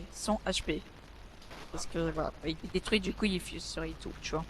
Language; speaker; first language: French; native; French